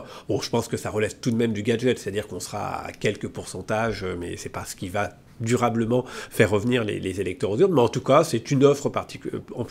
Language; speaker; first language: French; native; French